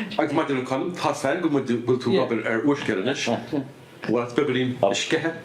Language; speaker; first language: Irish; native; Irish